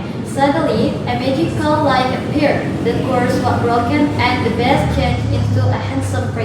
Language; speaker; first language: English; non-native, learner; Indonesian